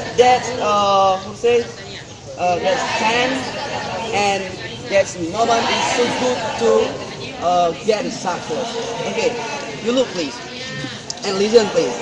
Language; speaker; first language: English; non-native, learner; Indonesian